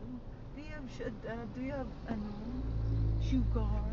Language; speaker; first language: English; non-native, local second language; Iloko